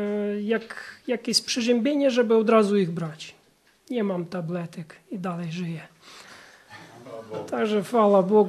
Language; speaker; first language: Polish; non-native, fluent; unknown